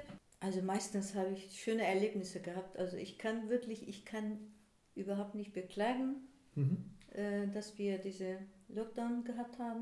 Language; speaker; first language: German; non-native, fluent; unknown